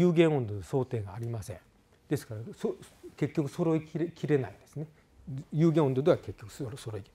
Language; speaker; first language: Japanese; native; Japanese